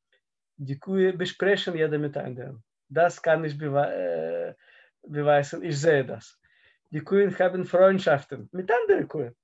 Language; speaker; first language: German; non-native, fluent; Russian